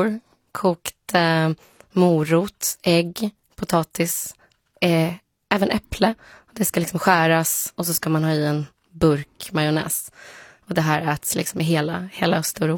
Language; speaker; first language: Swedish; early bilingual, other home language; Polish